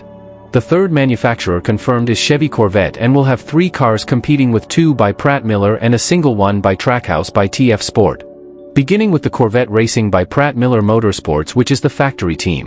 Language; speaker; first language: English; non-native, fluent; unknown